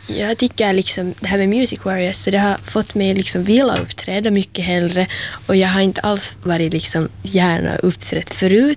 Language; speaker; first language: Swedish; native; Swedish